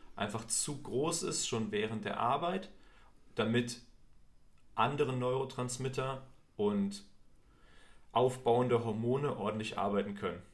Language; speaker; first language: German; native; German